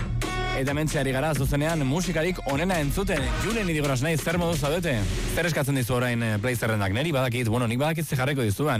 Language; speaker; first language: Basque; native; Basque